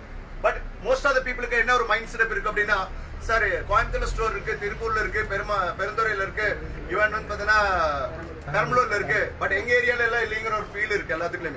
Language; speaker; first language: Tamil; native; Tamil